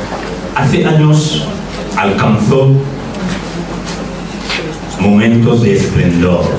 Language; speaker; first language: Spanish; non-native, fluent; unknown